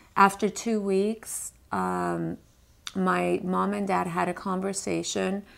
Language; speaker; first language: English; early bilingual, other home language; Persian